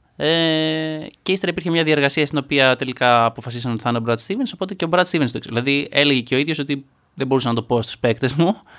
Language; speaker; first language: Greek; native; Greek